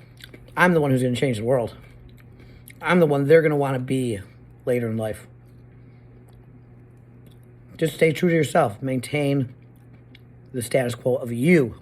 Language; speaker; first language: English; native; English